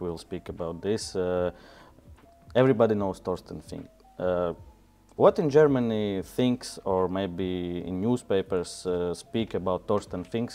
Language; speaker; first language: English; non-native, learner; Latvian